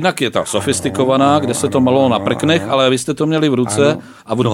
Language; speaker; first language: Czech; native; Czech